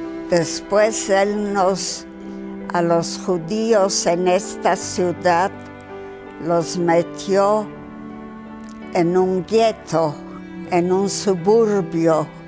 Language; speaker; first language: Spanish; non-native, fluent; Yiddish